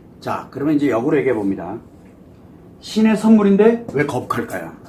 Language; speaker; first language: Korean; native; Korean